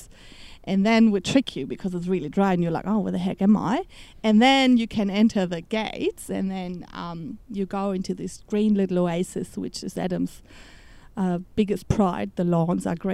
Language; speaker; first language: English; non-native, fluent; German